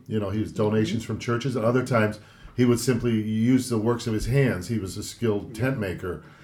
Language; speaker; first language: English; native; English